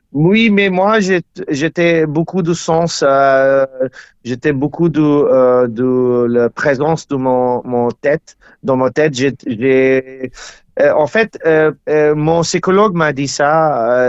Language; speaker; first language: French; non-native, learner; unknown